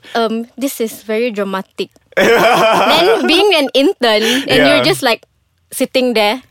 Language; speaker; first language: English; non-native, local second language; Malay